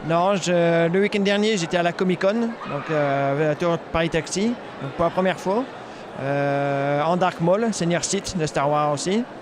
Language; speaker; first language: French; native; French